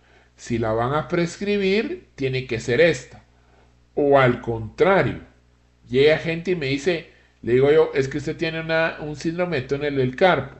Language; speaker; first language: Spanish; native; Spanish